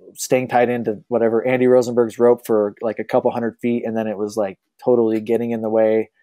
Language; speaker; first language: English; native; English